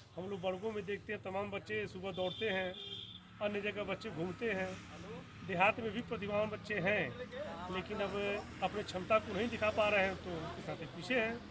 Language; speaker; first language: Hindi; native; Hindi